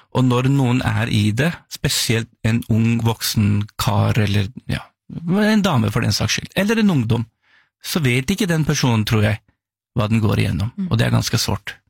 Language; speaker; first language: Norwegian; early bilingual, other home language; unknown